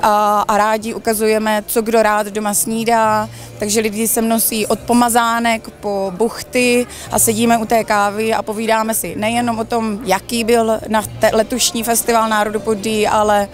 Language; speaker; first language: Czech; native; Czech